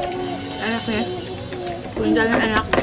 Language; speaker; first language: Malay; non-native, local second language; Javanese